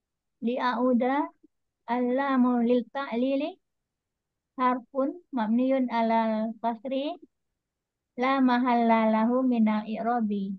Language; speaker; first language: Arabic; non-native, learner; Indonesian